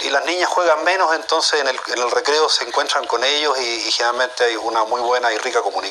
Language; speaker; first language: Spanish; native; Spanish